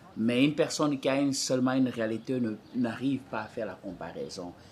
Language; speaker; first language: French; non-native, fluent; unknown